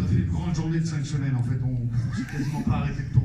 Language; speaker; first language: French; native; French